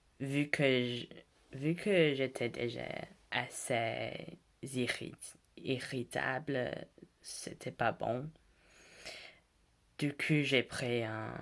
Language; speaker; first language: French; non-native, learner; English